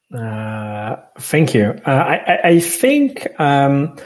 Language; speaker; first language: English; non-native, fluent; French